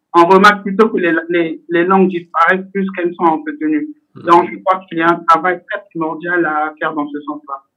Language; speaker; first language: French; native; French